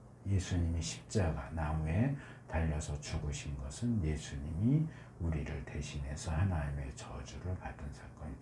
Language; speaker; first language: Korean; native; Korean